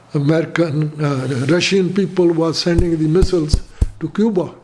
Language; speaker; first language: English; non-native, fluent; Punjabi